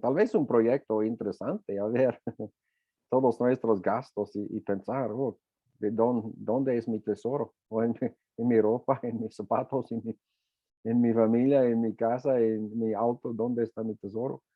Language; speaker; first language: Spanish; non-native, fluent; English